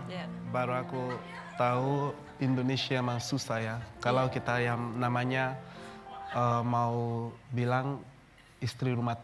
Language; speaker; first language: Indonesian; non-native, fluent; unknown